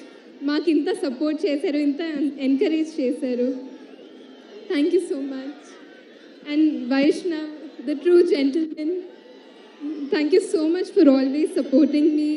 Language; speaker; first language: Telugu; non-native, fluent; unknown